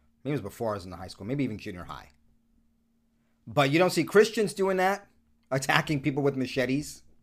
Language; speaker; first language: English; native; English